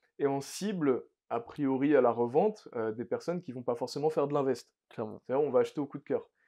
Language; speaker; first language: French; native; French